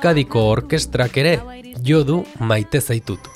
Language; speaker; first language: Basque; native; Basque